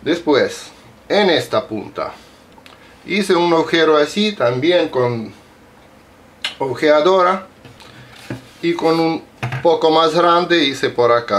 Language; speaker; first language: Spanish; non-native, learner; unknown